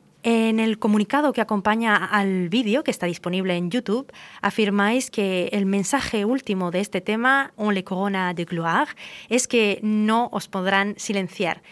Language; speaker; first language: Spanish; native; Spanish